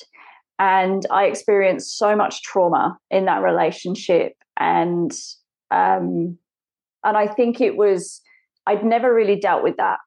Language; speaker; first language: English; native; English